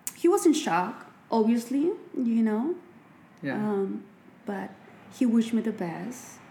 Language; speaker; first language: English; non-native, fluent; Spanish